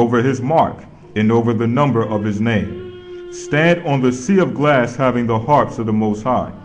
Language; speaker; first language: English; native; English